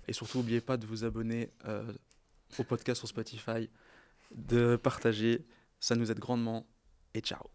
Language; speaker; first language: French; native; French